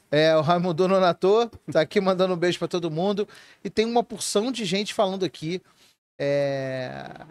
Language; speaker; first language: Portuguese; native; Portuguese